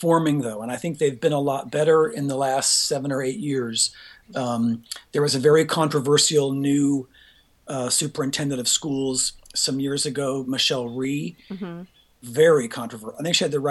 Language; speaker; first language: English; native; English